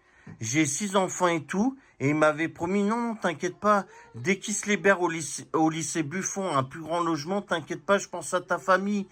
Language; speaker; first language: French; native; French